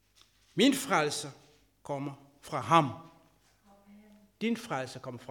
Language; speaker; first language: Danish; non-native, fluent; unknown